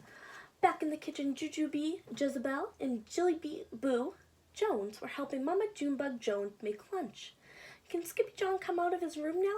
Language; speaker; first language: English; native; English